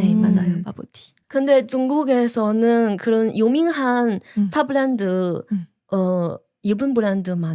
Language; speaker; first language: Korean; non-native, learner; Chinese